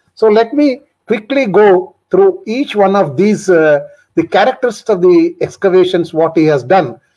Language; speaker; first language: English; non-native, local second language; Kannada